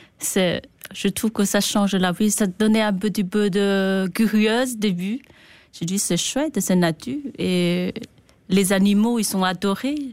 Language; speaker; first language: French; non-native, learner; Chinese